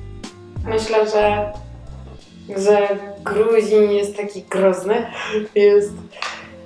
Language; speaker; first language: Polish; non-native, learner; Georgian